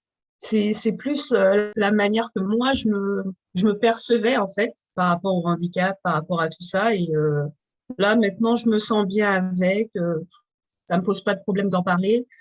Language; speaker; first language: French; native; French